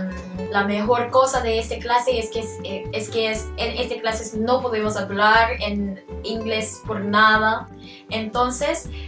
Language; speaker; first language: Spanish; non-native, learner; English